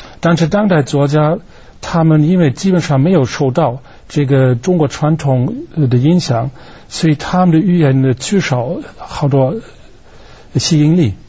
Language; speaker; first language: Chinese; non-native, fluent; German